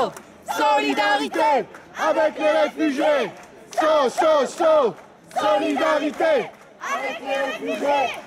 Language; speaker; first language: French; native; French